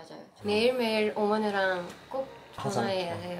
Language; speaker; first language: Korean; non-native, learner; Persian